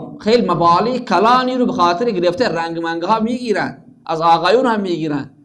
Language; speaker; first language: Persian; native; Persian